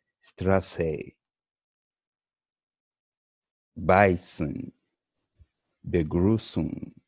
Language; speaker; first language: German; non-native, learner; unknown